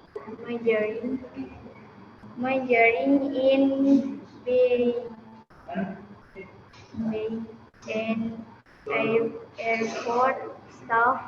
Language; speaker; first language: English; non-native, learner; Indonesian